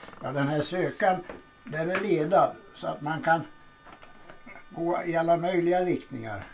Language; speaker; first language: Swedish; native; Swedish